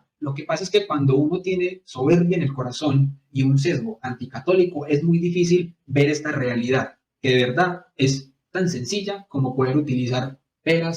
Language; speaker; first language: Spanish; native; Spanish